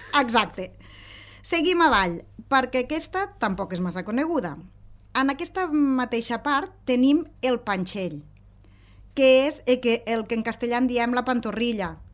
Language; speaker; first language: Catalan; native; Catalan